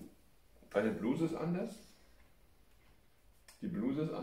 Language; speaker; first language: German; native; German